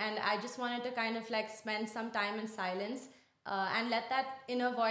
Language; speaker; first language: English; non-native, local second language; Hindi